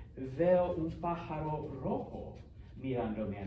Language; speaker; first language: Spanish; non-native, fluent; English